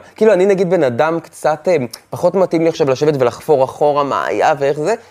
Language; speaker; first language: Hebrew; native; Hebrew